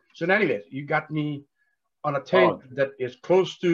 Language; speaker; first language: English; non-native, local second language; Gujarati